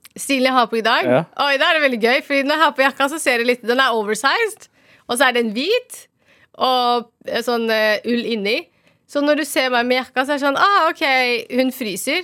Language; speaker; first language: Norwegian; early bilingual, other home language; Somali